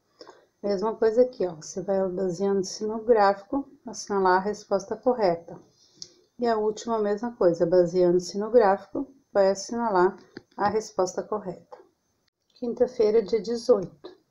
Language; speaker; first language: Portuguese; native; Portuguese